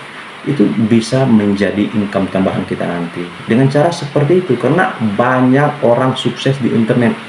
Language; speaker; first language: Indonesian; native; Indonesian